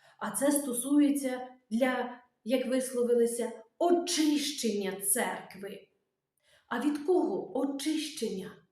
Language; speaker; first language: Ukrainian; native; Ukrainian